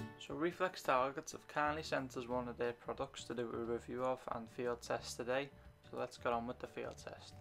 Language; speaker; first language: English; native; English